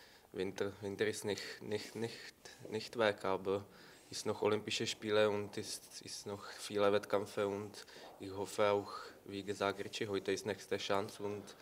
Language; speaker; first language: German; non-native, learner; Czech